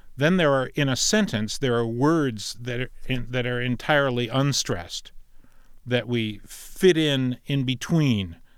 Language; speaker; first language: English; native; English